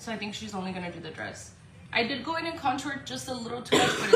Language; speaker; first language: English; early bilingual, other home language; Spanish